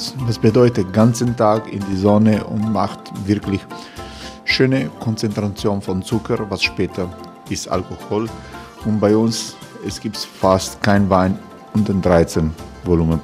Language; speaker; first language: German; non-native, fluent; Croatian